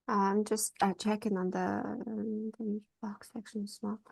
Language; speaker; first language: English; non-native, fluent; Mongolian